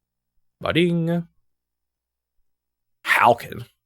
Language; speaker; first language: English; native; English